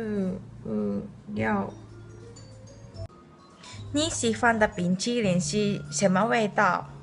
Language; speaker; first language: Chinese; non-native, learner; Japanese